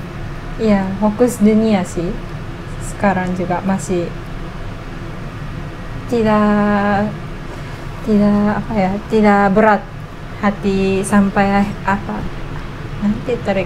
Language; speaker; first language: Indonesian; non-native, learner; Japanese